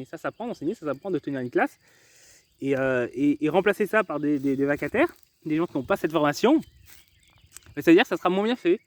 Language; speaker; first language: French; native; French